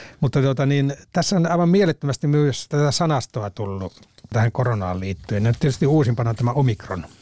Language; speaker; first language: Finnish; native; Finnish